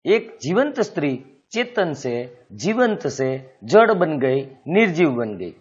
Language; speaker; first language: Hindi; non-native, local second language; Gujarati